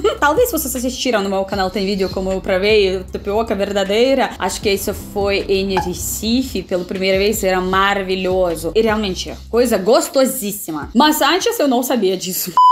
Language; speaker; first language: Portuguese; non-native, fluent; Russian